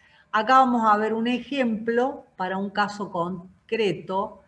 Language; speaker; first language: Spanish; native; Spanish